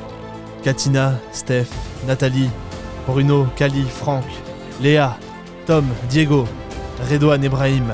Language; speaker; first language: French; native; French